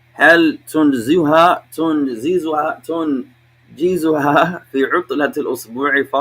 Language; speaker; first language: Arabic; non-native, fluent; English